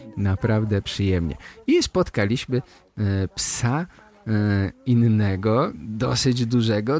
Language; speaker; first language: Polish; native; Polish